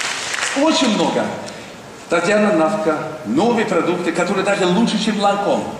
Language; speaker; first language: Russian; non-native, learner; Swedish